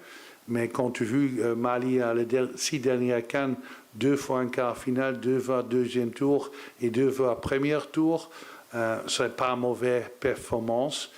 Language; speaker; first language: French; non-native, learner; Dutch